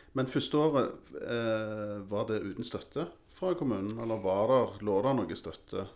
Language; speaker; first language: Norwegian; native; Norwegian